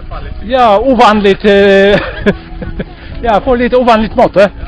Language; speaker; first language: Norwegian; non-native, learner; Polish